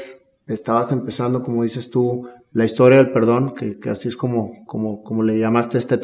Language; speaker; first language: Spanish; native; Spanish